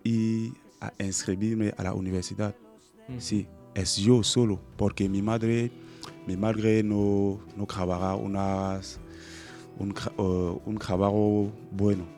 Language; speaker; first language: Spanish; non-native, learner; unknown